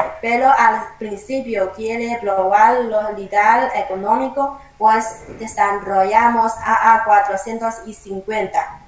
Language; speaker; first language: Spanish; non-native, learner; Chinese